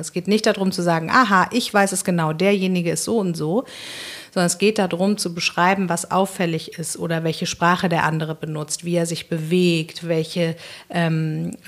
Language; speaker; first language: German; native; German